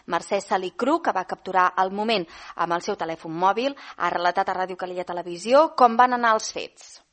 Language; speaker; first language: Catalan; native; Catalan